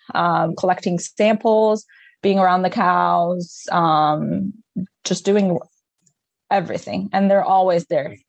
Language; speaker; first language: English; non-native, fluent; Arabic